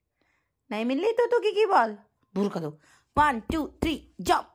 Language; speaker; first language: Hindi; native; Hindi